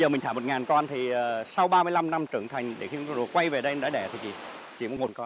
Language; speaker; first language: Vietnamese; native; Vietnamese